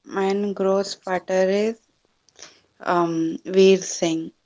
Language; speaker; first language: German; non-native, learner; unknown